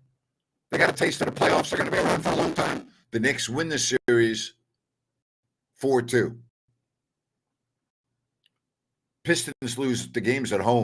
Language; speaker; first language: English; native; English